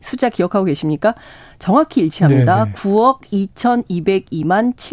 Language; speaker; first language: Korean; native; Korean